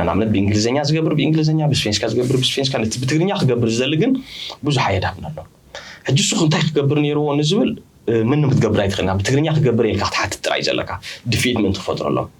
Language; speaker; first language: Tigrinya; early bilingual, heritage; Tigrinya